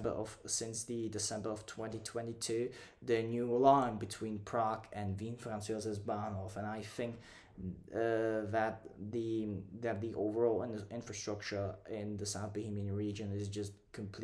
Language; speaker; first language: English; non-native, fluent; Czech